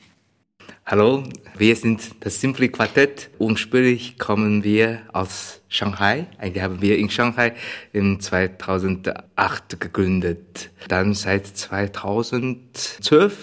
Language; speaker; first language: German; non-native, learner; Chinese